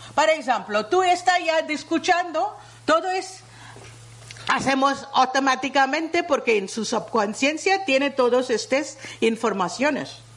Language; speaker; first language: Spanish; non-native, learner; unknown